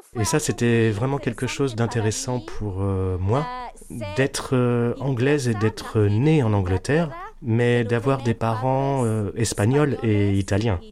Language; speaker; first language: French; non-native, fluent; Spanish